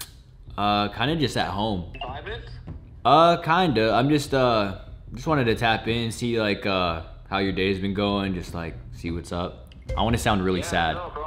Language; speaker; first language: English; native; English